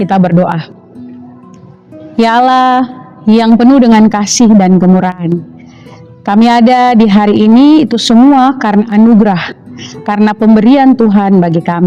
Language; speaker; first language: Indonesian; native; Indonesian